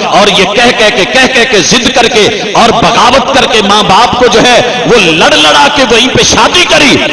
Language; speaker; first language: Urdu; non-native, local second language; Punjabi